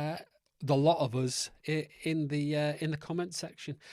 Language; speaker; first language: English; native; English